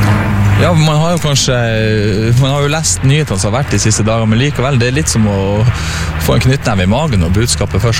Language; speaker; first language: Norwegian; native; Norwegian